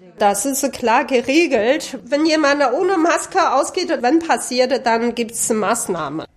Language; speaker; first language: German; non-native, fluent; Chinese